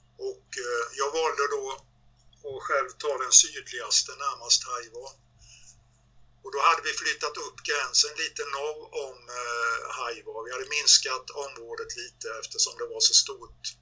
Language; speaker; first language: Swedish; native; Swedish